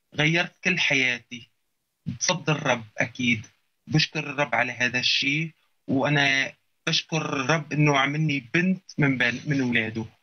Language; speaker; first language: Arabic; native; Arabic